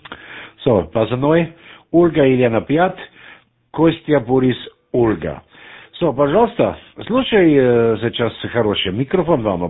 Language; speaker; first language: Russian; non-native, learner; German